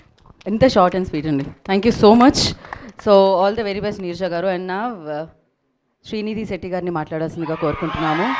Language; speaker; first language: Telugu; native; Telugu